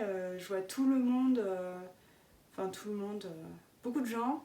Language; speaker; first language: French; native; French